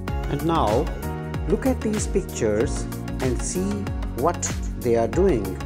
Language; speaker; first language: English; non-native, local second language; Urdu